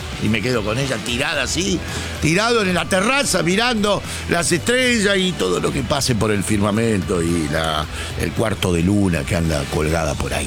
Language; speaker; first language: Spanish; native; Spanish